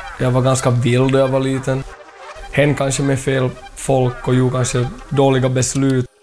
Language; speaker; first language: Swedish; early bilingual, other home language; Thai